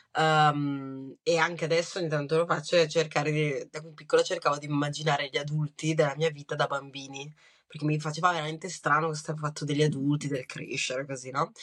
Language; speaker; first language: Italian; early bilingual, other home language; Kinyarwanda